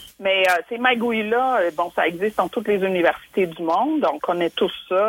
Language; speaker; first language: French; non-native, fluent; German